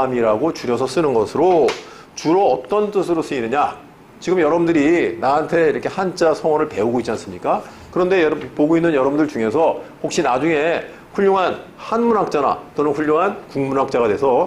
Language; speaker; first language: Korean; native; Korean